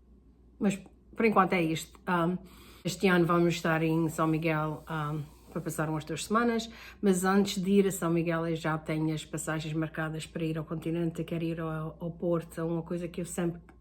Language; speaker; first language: Portuguese; early bilingual, heritage; Portuguese